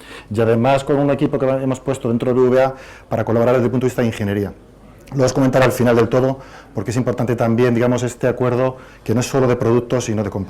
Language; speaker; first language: Spanish; native; Spanish